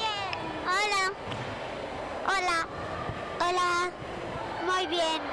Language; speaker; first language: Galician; non-native, local second language; Spanish